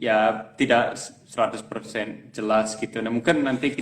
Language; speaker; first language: Indonesian; non-native, fluent; English